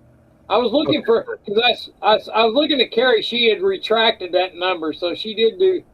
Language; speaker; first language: English; native; English